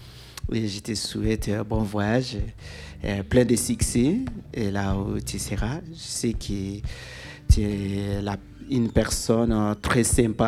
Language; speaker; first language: French; non-native, learner; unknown